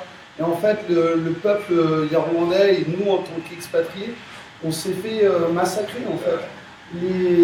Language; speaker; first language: French; native; French